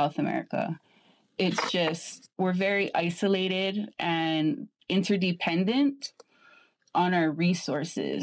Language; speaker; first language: English; native; English